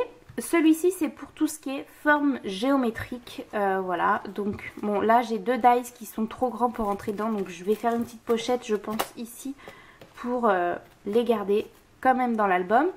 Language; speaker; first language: French; native; French